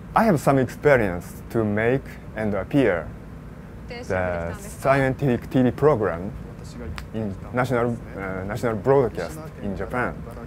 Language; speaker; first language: English; non-native, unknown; Japanese